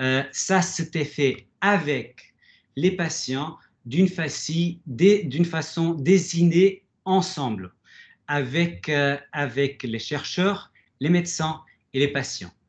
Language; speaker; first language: French; non-native, fluent; Portuguese